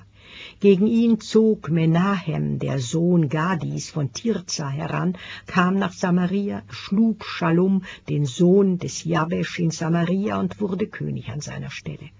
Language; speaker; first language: German; native; German